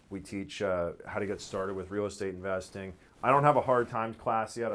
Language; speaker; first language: English; native; English